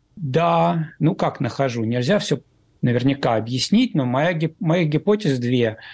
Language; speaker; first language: Russian; native; Russian